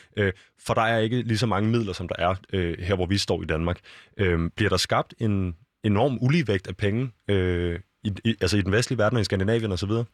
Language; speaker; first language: Danish; native; Danish